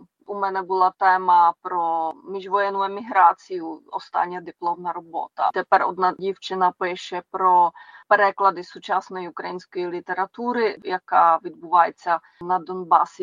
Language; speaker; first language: Ukrainian; non-native, fluent; Czech